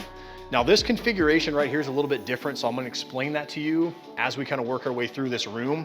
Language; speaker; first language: English; native; English